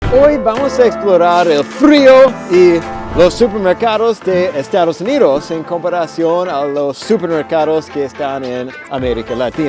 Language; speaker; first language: Spanish; non-native, fluent; English